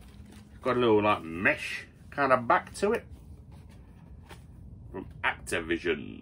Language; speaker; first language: English; native; English